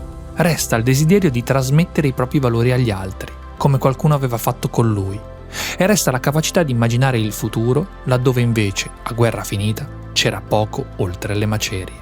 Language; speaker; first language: Italian; native; Italian